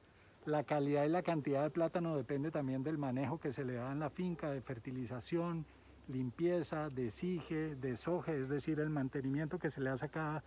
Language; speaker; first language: Spanish; native; Spanish